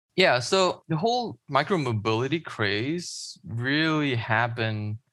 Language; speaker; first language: English; non-native, local second language; Chinese